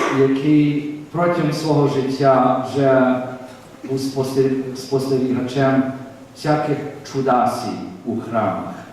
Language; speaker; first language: Ukrainian; early bilingual, heritage; Ukrainian